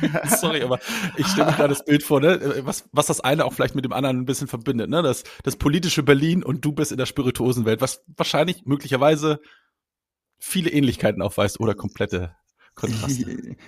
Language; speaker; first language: German; native; German